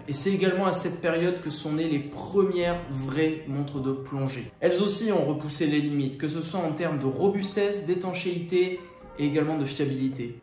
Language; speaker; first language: French; native; French